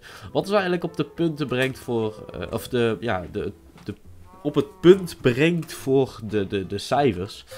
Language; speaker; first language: Dutch; native; Dutch